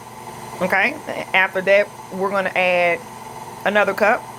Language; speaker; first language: English; native; English